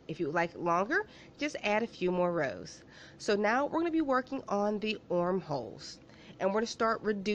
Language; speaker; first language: English; native; English